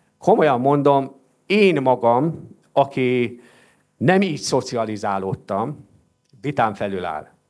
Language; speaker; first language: Hungarian; native; Hungarian